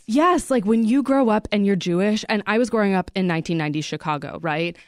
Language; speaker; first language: English; native; English